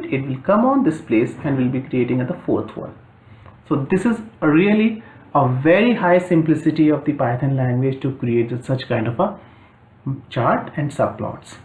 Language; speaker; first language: English; non-native, local second language; Hindi